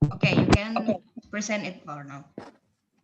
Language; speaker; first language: English; non-native, learner; Indonesian